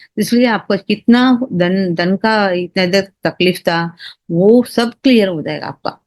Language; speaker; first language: Hindi; non-native, local second language; Tamil